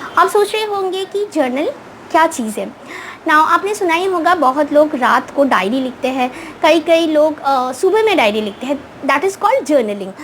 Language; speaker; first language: Hindi; non-native, local second language; Bangla